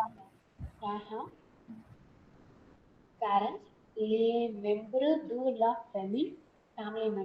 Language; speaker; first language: French; non-native, learner; Tamil